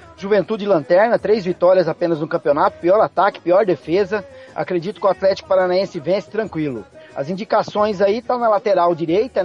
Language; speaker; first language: Portuguese; native; Portuguese